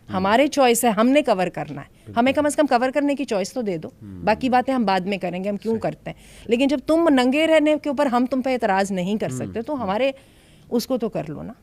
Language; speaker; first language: Urdu; native; Urdu